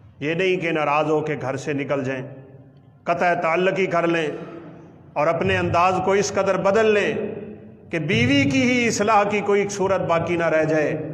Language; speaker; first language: Urdu; non-native, local second language; Punjabi